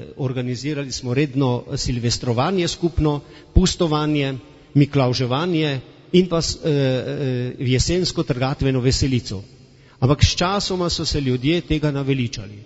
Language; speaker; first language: Slovenian; native; Slovenian